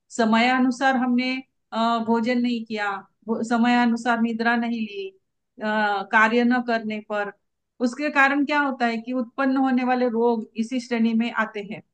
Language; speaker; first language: Hindi; non-native, local second language; Marathi